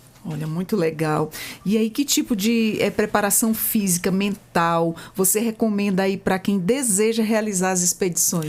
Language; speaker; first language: Portuguese; native; Portuguese